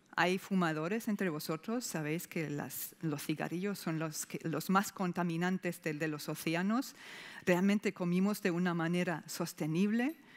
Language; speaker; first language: Spanish; non-native, fluent; German